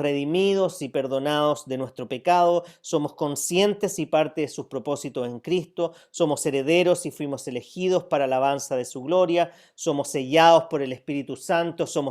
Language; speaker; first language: Spanish; native; Spanish